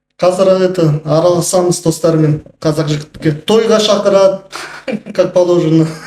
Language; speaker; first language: Kazakh; non-native, local second language; Russian